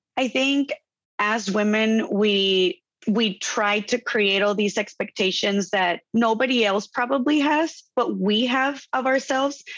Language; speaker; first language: English; non-native, fluent; Spanish